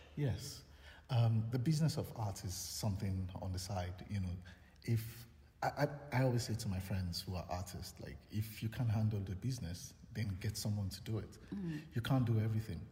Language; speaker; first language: English; non-native, local second language; Yoruba